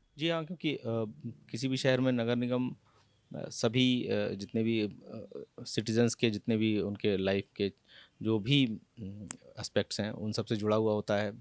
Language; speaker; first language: Hindi; native; Hindi